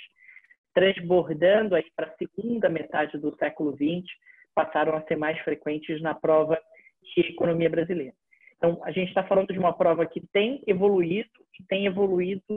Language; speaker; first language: Portuguese; native; Portuguese